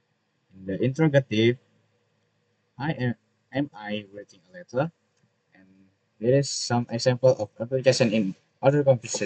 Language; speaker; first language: English; non-native, learner; Indonesian